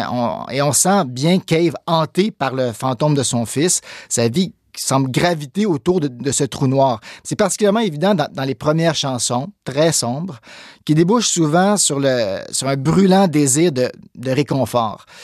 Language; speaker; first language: French; native; French